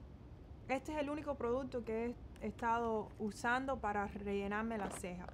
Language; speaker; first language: Spanish; early bilingual, heritage; Spanish